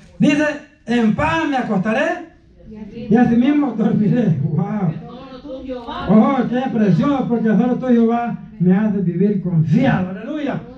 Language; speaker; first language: Spanish; native; Spanish